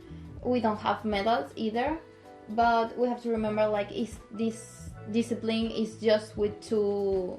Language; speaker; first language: English; non-native, local second language; Spanish